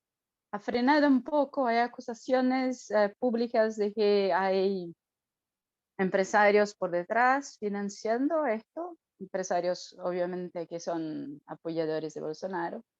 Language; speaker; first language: Spanish; non-native, fluent; Portuguese